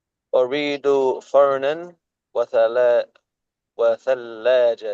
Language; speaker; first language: Arabic; non-native, learner; English